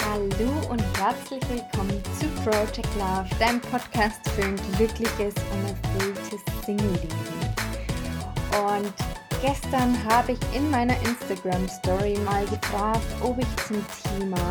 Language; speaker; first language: German; native; German